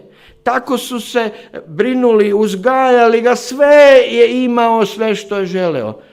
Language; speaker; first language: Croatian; non-native, fluent; Slovak